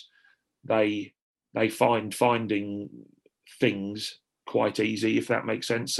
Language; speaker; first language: English; native; English